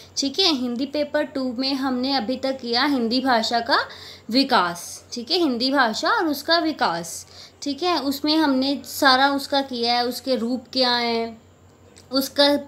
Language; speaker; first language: Hindi; native; Hindi